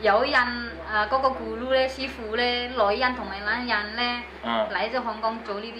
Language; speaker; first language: Cantonese; non-native, learner; Indonesian